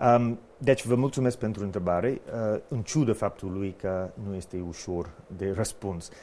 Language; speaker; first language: Romanian; non-native, fluent; English